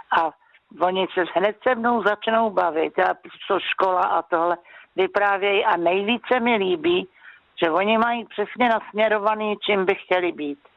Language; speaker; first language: Czech; native; Czech